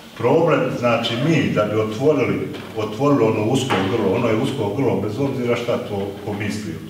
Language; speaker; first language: Bosnian; native; Bosnian